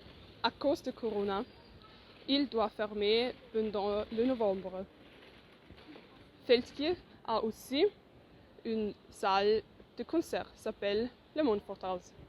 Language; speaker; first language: French; non-native, learner; German